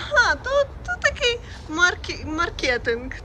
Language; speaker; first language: Polish; non-native, learner; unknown